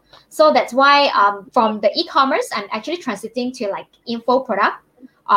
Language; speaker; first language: English; non-native, local second language; Chinese